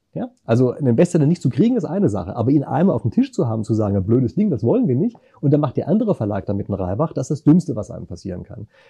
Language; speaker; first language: German; native; German